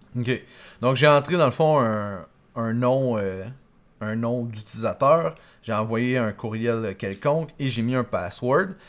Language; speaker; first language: French; native; French